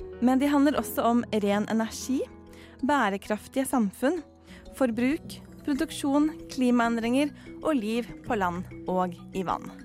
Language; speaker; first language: Norwegian; native; Norwegian